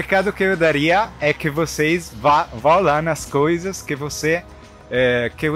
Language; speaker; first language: Portuguese; non-native, learner; Italian